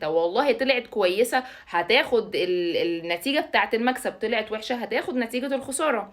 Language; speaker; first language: Arabic; native; Arabic